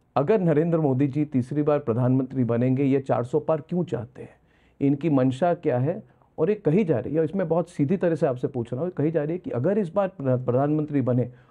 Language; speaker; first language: Hindi; non-native, local second language; Assamese